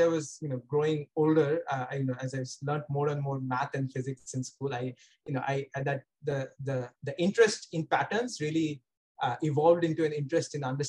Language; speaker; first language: English; non-native, local second language; Bangla